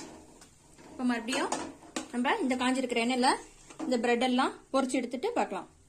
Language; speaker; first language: Tamil; native; Tamil